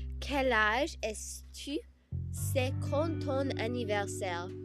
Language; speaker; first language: French; non-native, learner; English